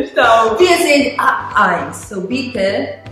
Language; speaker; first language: German; non-native, learner; Portuguese